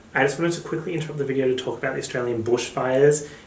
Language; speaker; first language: English; native; English